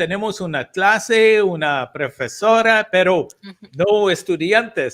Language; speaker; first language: Spanish; non-native, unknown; English